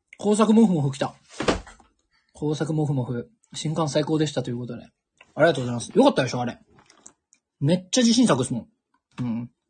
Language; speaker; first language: Japanese; native; Japanese